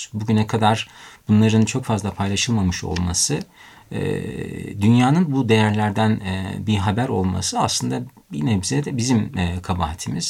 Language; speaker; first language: Turkish; native; Turkish